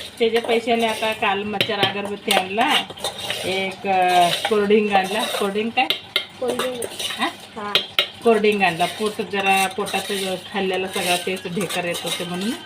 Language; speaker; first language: Marathi; non-native, local second language; Kannada